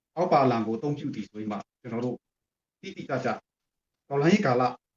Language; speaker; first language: Burmese; non-native, local second language; Hakha Chin